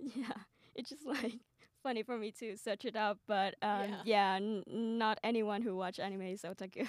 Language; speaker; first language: English; non-native, fluent; Vietnamese